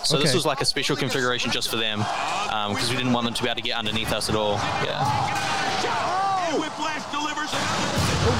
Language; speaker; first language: English; native; English